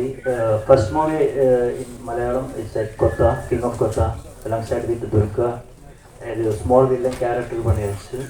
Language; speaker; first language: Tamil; non-native, learner; Malayalam